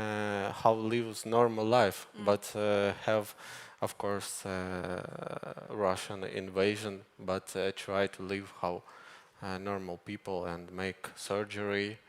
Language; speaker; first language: English; non-native, learner; Ukrainian